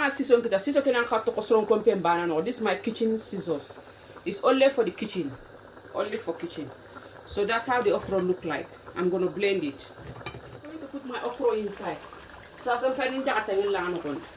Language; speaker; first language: English; non-native, local second language; Mandingo